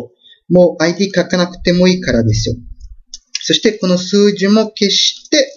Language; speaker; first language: Japanese; non-native, fluent; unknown